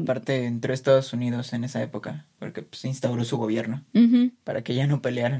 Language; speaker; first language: Spanish; native; Spanish